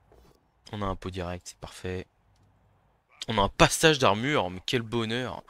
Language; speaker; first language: French; native; French